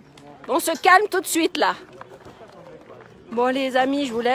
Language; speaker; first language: French; native; French